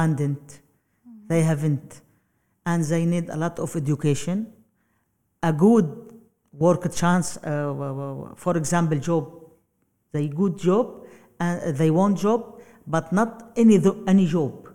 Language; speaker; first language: English; non-native, learner; Arabic